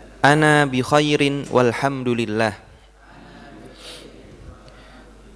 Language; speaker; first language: Arabic; non-native, fluent; Indonesian